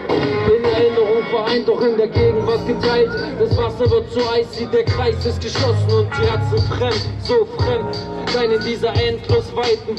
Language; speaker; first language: German; native; German